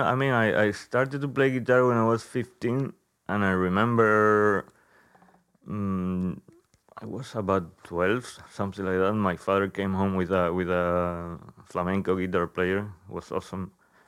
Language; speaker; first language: English; non-native, fluent; Spanish